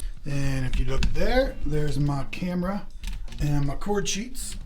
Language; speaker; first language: English; native; English